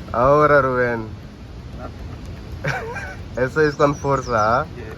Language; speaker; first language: Spanish; non-native, learner; Hindi